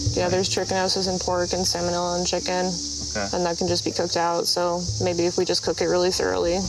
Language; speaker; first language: English; native; English